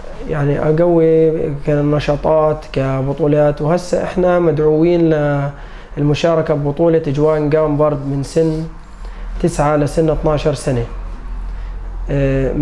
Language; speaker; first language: Arabic; native; Arabic